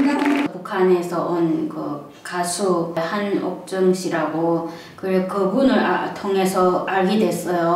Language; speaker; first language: Korean; native; Korean